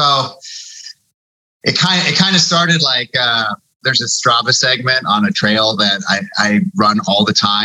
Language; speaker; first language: English; native; English